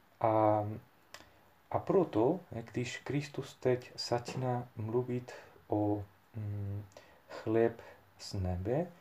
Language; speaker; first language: Czech; non-native, fluent; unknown